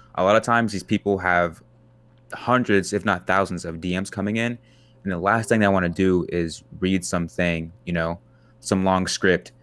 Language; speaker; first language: English; native; English